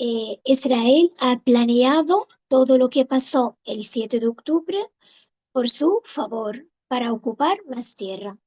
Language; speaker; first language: Spanish; non-native, fluent; Arabic